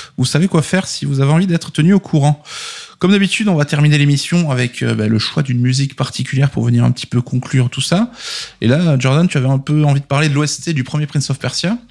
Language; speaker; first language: French; native; French